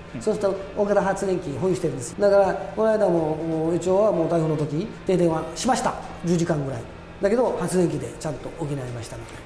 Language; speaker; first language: Japanese; native; Japanese